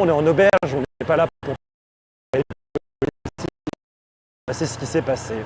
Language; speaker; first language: French; native; French